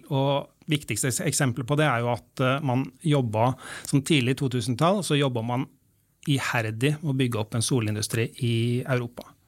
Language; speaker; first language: Norwegian; native; Norwegian